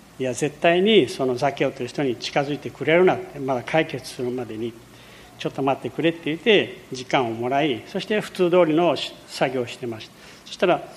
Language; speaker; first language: Japanese; early bilingual, heritage; Portuguese